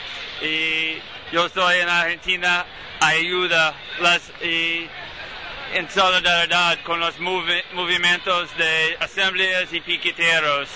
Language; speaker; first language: Spanish; non-native, learner; English